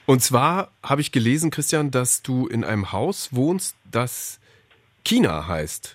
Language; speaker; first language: German; native; German